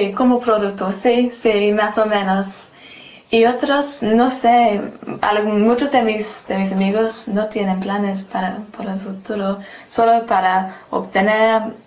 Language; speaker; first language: Spanish; non-native, learner; English